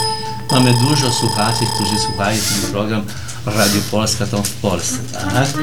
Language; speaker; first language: Polish; early bilingual, heritage; Portuguese